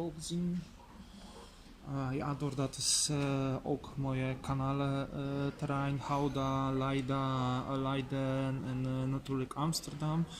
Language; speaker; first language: Dutch; non-native, learner; Polish